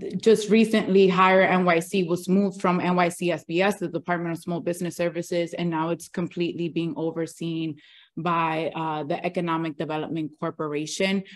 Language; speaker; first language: English; early bilingual, other home language; Spanish